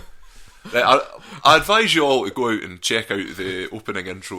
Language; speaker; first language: English; native; English